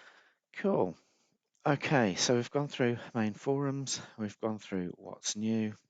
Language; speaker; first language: English; native; English